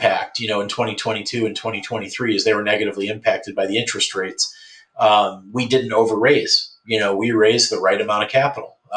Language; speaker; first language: English; native; English